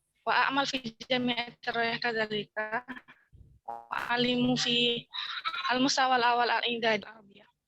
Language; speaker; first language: Arabic; non-native, learner; Indonesian